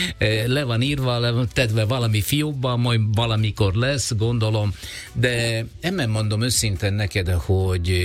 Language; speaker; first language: Hungarian; non-native, learner; Italian